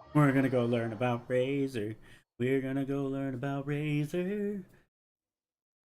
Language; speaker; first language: English; native; English